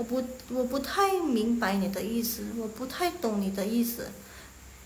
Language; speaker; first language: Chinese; non-native, fluent; Indonesian